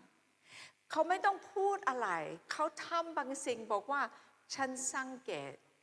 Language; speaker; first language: Thai; non-native, fluent; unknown